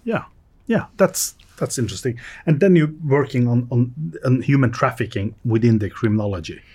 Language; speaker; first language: English; non-native, fluent; Norwegian